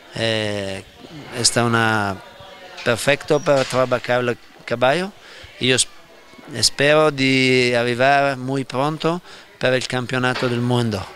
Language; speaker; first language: Spanish; non-native, learner; Italian